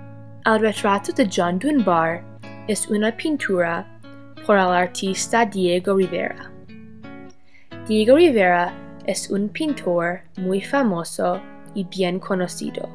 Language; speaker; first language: Spanish; non-native, learner; English